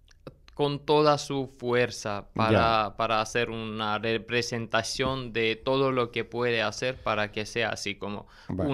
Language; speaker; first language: Spanish; non-native, learner; Armenian